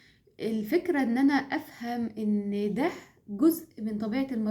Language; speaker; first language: Arabic; native; Arabic